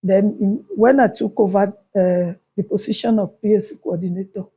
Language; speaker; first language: English; non-native, local second language; Yoruba